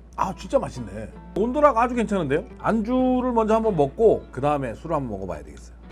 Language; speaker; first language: Korean; native; Korean